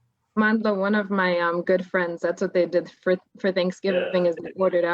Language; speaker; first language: English; native; English